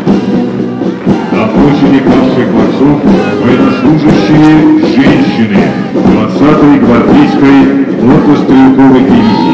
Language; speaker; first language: Russian; native; Russian